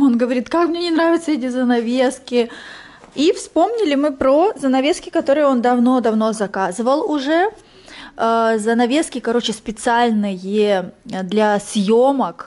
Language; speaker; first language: Russian; native; Russian